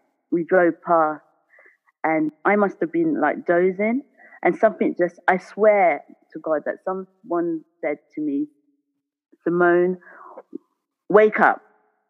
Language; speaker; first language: English; native; English